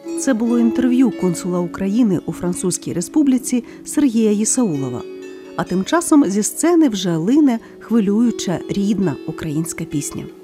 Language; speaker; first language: Ukrainian; native; Ukrainian